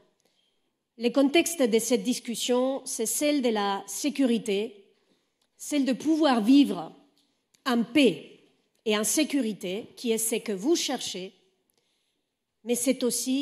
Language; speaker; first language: French; native; French